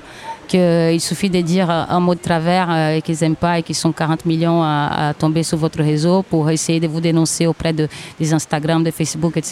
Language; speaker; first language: French; non-native, fluent; Portuguese